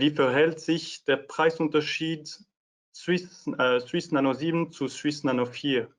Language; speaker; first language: German; non-native, fluent; French